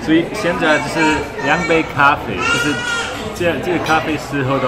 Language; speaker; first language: Chinese; non-native, fluent; German